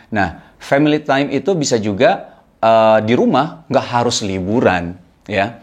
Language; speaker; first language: Indonesian; native; Indonesian